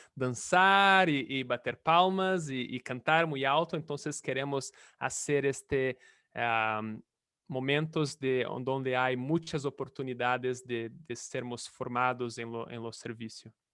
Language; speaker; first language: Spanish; non-native, fluent; Portuguese